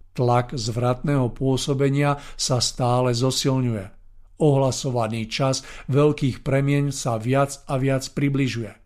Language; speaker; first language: Slovak; native; Slovak